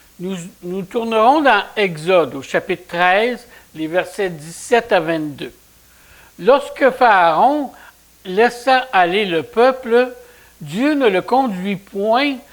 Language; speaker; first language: French; native; French